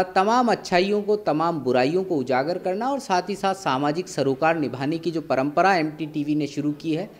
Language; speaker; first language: Hindi; native; Hindi